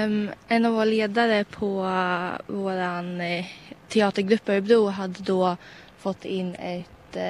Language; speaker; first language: Swedish; native; Swedish